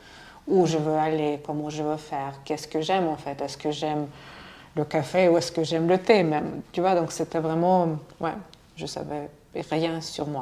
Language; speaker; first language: French; non-native, fluent; Russian